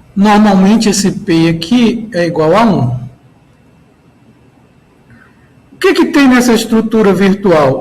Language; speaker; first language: Portuguese; native; Portuguese